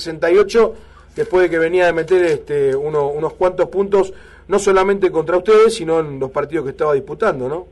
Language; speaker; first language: Spanish; native; Spanish